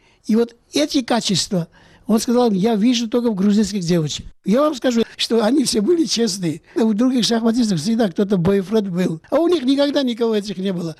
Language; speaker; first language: Russian; non-native, local second language; Georgian